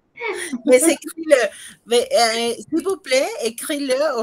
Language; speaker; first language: French; non-native, fluent; Spanish